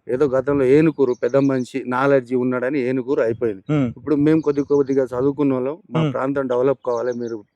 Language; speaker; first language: Telugu; non-native, local second language; Lambadi